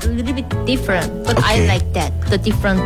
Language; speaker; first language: English; non-native, learner; Korean